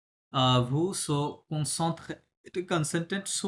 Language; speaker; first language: French; non-native, fluent; Bangla